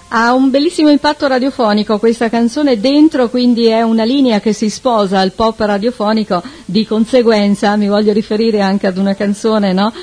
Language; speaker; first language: Italian; native; Italian